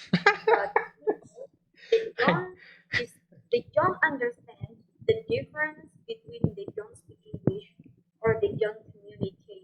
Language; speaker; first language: English; non-native, fluent; Indonesian